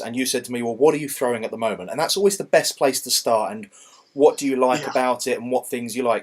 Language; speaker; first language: English; native; English